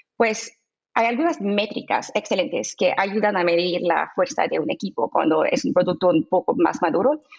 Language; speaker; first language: Spanish; non-native, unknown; English